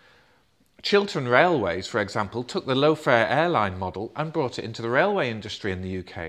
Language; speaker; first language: English; native; English